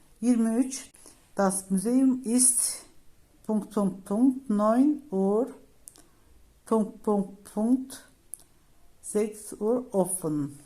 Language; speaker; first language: German; non-native, fluent; Turkish